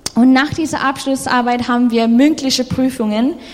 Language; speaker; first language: German; non-native, fluent; English